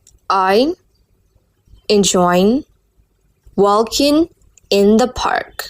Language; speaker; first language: English; non-native, learner; Burmese